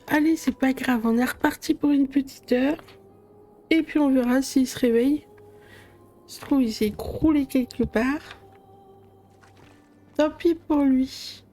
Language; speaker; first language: French; native; French